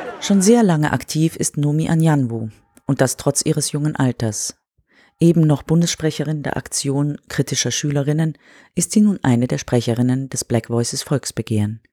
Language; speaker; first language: German; native; German